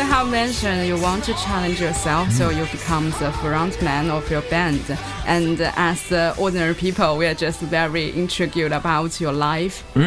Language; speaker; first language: English; non-native, fluent; Chinese